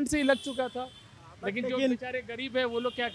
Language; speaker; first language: Hindi; native; Hindi